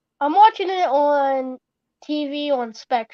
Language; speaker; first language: English; native; English